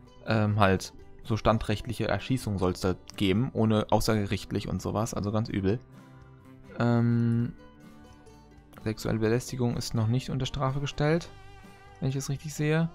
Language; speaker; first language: German; native; German